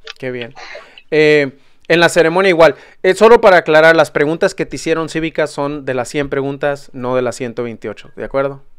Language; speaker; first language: Spanish; native; Spanish